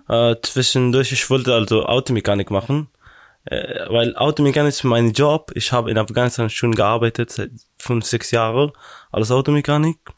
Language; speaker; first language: German; non-native, learner; Persian